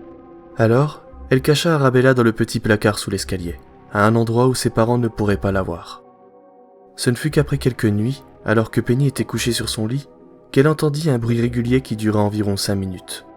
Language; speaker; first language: French; native; French